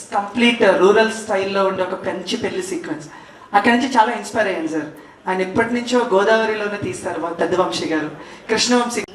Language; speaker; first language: Telugu; native; Telugu